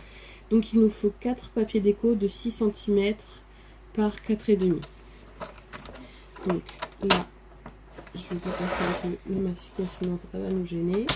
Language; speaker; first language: French; native; French